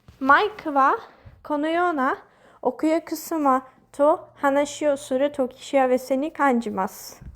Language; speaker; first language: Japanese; non-native, learner; Turkish